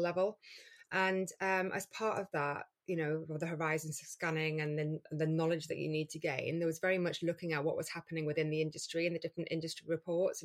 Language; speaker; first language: English; native; English